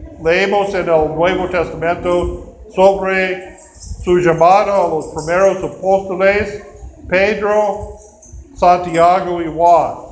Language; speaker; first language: Spanish; non-native, fluent; English